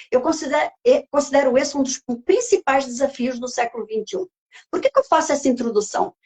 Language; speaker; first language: Portuguese; native; Portuguese